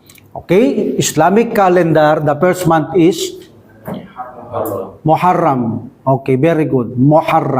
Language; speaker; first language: English; non-native, fluent; Filipino